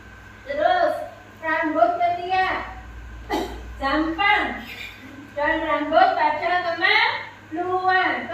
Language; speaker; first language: Indonesian; native; Indonesian